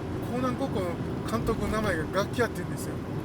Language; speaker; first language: Japanese; native; Japanese